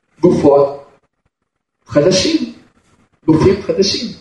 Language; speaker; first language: Hebrew; non-native, fluent; Russian